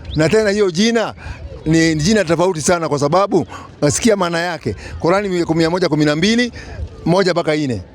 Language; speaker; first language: Swahili; non-native, local second language; Kikuyu